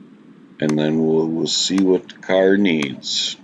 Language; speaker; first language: English; native; English